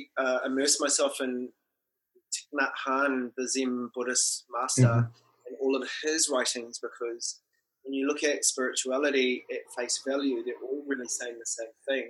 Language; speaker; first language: English; non-native, local second language; Māori